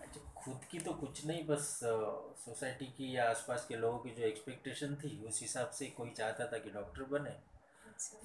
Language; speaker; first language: Hindi; non-native, local second language; Marathi